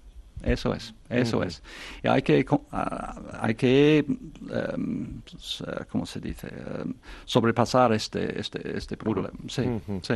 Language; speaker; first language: Spanish; non-native, fluent; English